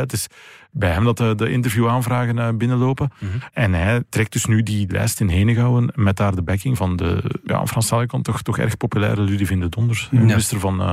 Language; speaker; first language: Dutch; native; Dutch